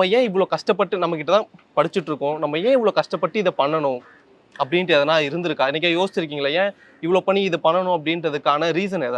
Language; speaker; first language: Tamil; native; Tamil